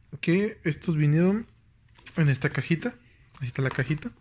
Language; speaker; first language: Spanish; native; Spanish